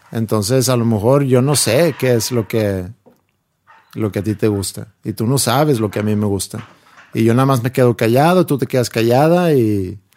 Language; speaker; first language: Spanish; non-native, fluent; Swedish